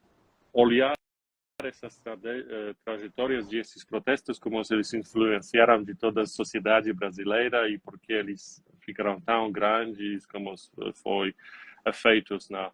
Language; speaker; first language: Portuguese; non-native, learner; Polish